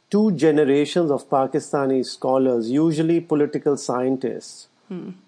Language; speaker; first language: English; non-native, local second language; Urdu